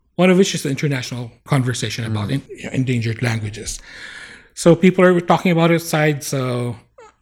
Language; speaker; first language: English; non-native, local second language; Bikol